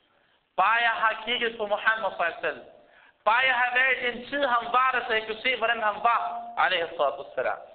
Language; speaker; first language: Danish; early bilingual, other home language; Arabic